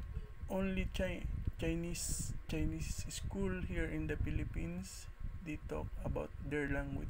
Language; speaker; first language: English; non-native, learner; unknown